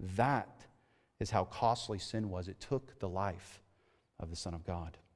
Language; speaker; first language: English; native; English